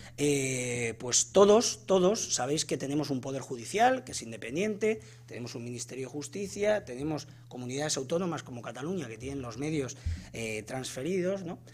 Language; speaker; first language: Spanish; native; Spanish